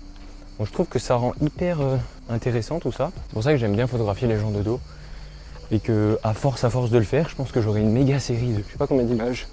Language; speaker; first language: French; native; French